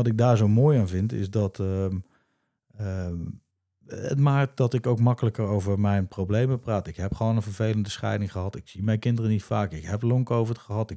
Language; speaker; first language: Dutch; native; Dutch